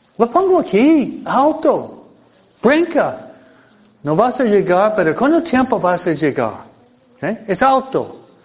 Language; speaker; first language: Spanish; non-native, fluent; English